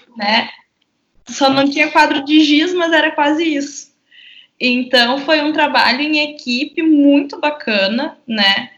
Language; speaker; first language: Portuguese; native; Portuguese